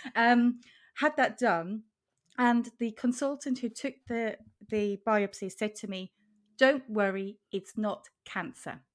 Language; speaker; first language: English; non-native, fluent; German